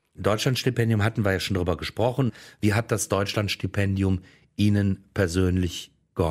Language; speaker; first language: German; native; German